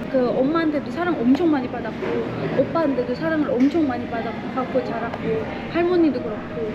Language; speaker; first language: Korean; non-native, fluent; Indonesian